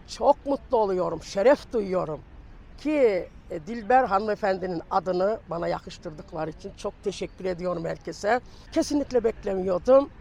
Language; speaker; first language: Turkish; native; Turkish